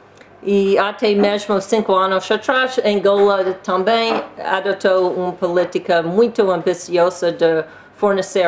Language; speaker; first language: Portuguese; non-native, learner; English